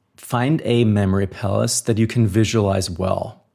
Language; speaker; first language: English; non-native, fluent; German